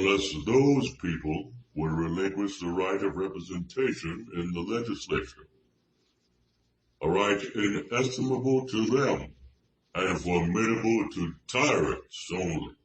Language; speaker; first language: English; native; English